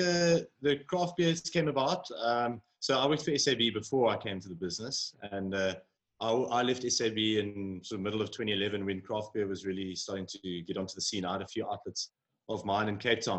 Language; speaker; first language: English; native; English